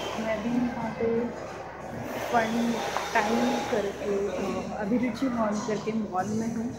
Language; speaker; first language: Hindi; non-native, local second language; Marathi